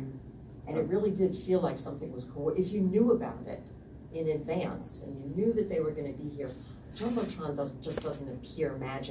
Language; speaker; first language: English; native; English